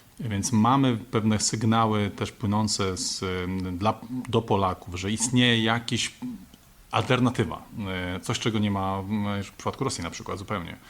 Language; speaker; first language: Polish; native; Polish